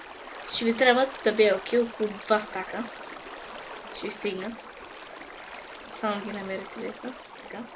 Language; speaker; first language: Bulgarian; native; Bulgarian